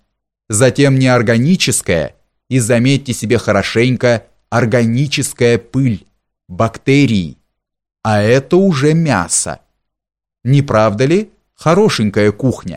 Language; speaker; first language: Russian; native; Russian